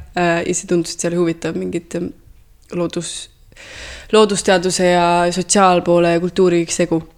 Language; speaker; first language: Estonian; early bilingual, heritage; Estonian